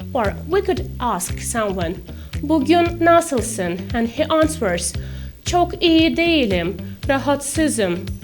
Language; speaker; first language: Turkish; non-native, fluent; Russian